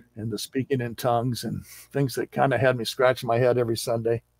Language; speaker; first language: English; native; English